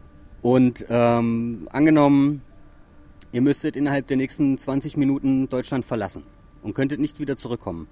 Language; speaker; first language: German; native; German